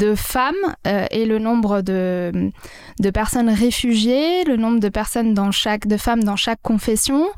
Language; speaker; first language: French; non-native, local second language; Arabic